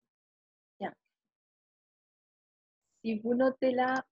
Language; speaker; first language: French; non-native, fluent; Spanish